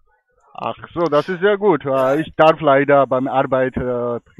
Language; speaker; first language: German; non-native, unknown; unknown